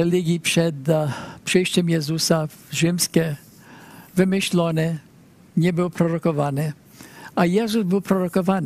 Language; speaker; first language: Polish; early bilingual, heritage; Polish